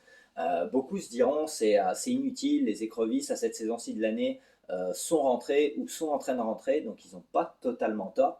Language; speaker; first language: French; native; French